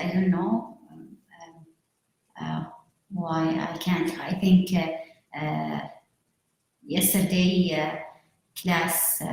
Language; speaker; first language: English; non-native, learner; Arabic